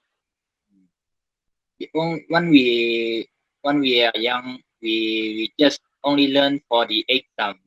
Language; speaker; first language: English; non-native, learner; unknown